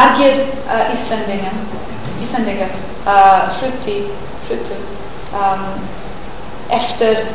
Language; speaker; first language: Icelandic; non-native, learner; English